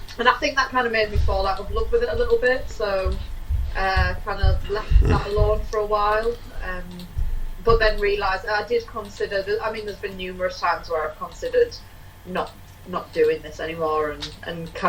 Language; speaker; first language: English; native; English